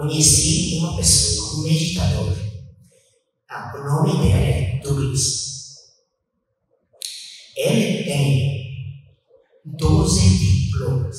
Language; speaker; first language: Portuguese; non-native, fluent; Chinese